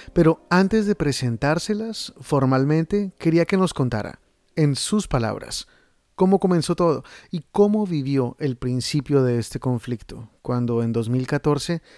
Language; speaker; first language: Spanish; native; Spanish